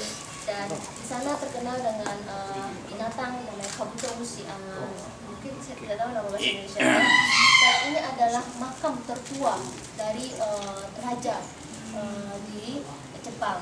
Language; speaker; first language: Indonesian; non-native, fluent; Japanese